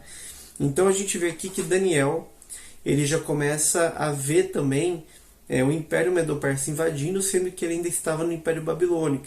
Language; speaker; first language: Portuguese; native; Portuguese